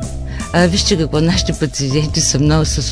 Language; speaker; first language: Bulgarian; native; Bulgarian